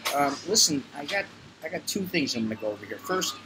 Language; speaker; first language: English; native; English